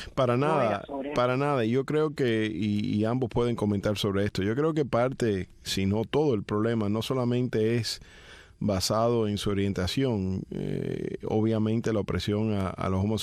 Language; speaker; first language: Spanish; early bilingual, heritage; Spanish